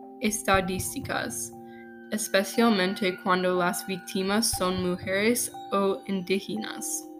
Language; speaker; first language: Spanish; non-native, learner; English